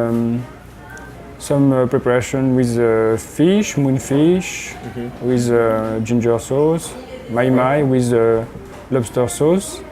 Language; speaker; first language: English; non-native, learner; French